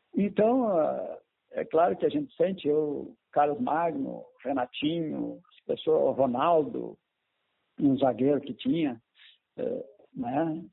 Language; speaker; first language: Portuguese; native; Portuguese